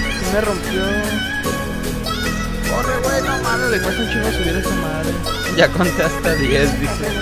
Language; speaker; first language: Spanish; native; Spanish